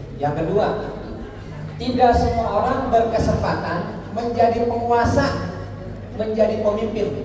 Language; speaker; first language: Indonesian; non-native, local second language; Javanese